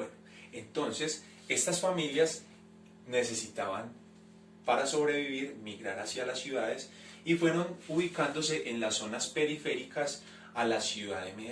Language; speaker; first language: Spanish; native; Spanish